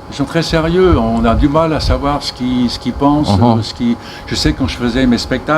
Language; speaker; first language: French; native; French